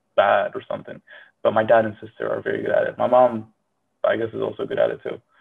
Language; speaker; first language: English; non-native, fluent; Arabic